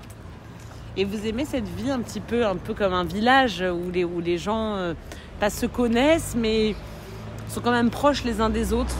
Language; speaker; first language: French; native; French